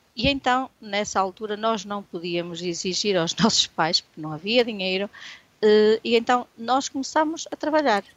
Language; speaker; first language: Portuguese; native; Portuguese